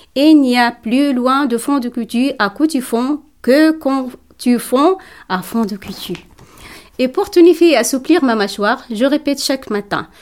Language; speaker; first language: French; non-native, local second language; Tachelhit